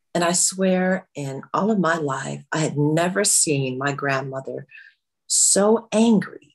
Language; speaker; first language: English; native; English